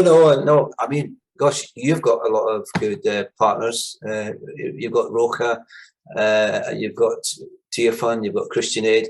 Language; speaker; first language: English; native; English